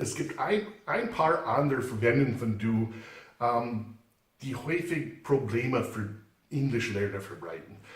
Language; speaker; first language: German; non-native, fluent; English